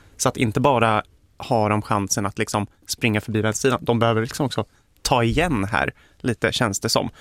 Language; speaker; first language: Swedish; native; Swedish